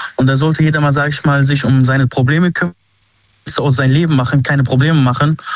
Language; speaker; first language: German; early bilingual, other home language; Arabic